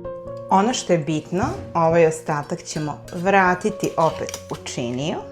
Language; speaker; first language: Serbian; native; Serbian